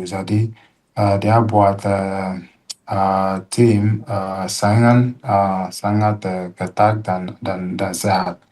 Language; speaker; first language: Indonesian; non-native, fluent; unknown